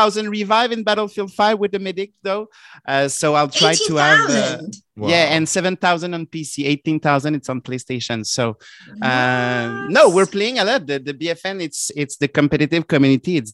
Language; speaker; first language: English; non-native, fluent; French